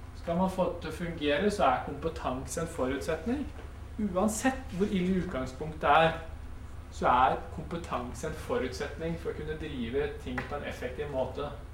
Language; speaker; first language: Norwegian; native; Norwegian